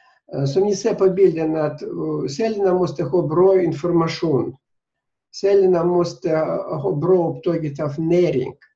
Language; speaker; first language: Swedish; non-native, fluent; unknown